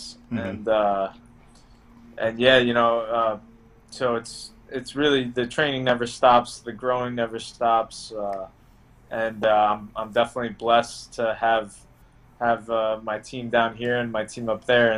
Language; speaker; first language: English; native; English